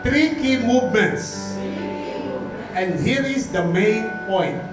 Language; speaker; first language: English; non-native, local second language; Filipino